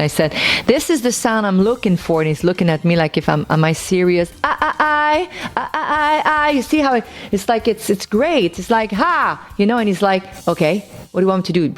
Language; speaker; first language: English; non-native, local second language; French